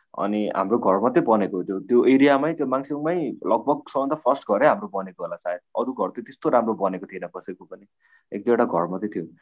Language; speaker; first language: Nepali; non-native, local second language; Limbu